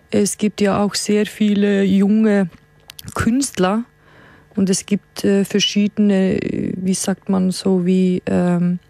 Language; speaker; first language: German; non-native, fluent; Icelandic